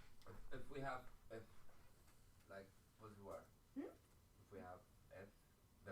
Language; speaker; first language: English; non-native, learner; Arabic